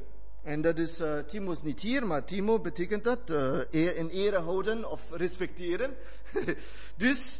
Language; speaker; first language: Dutch; non-native, fluent; German